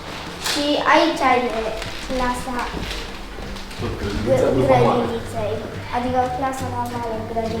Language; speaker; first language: Romanian; early bilingual, other home language; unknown